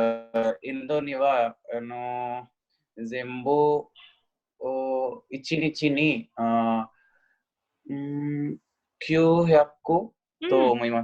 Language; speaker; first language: Japanese; non-native, learner; Hindi